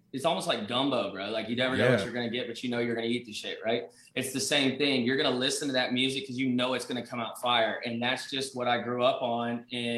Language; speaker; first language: English; native; English